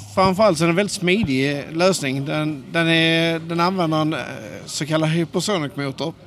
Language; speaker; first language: Swedish; native; Swedish